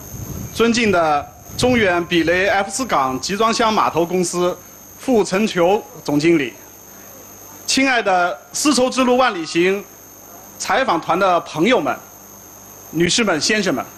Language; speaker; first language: Chinese; native; Chinese